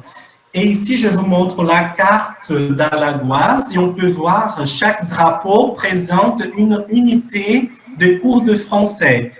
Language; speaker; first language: French; non-native, fluent; Portuguese